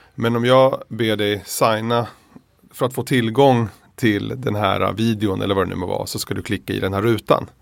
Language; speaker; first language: Swedish; early bilingual, other home language; Spanish